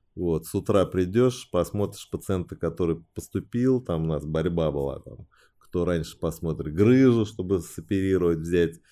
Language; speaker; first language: Russian; early bilingual, other home language; Chinese